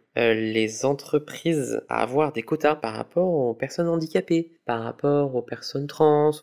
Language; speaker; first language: French; native; French